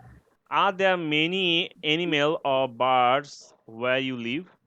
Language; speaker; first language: English; non-native, learner; Bangla